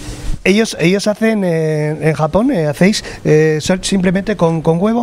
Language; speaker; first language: Spanish; native; Spanish